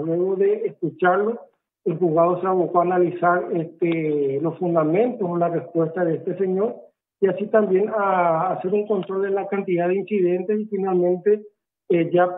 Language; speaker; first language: Spanish; native; Spanish